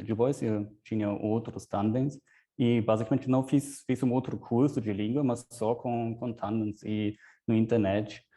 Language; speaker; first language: Portuguese; non-native, fluent; German